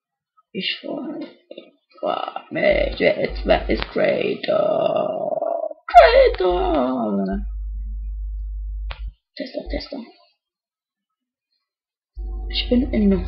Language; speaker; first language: German; native; German